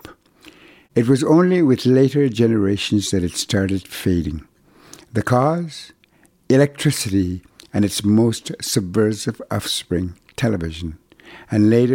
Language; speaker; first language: English; non-native, fluent; Cree